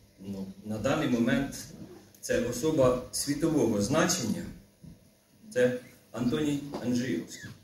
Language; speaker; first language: Ukrainian; native; Ukrainian